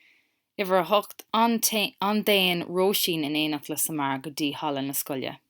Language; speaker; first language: Irish; non-native, local second language; English